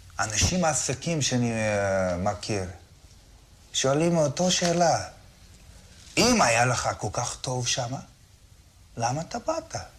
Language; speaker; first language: Hebrew; non-native, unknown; English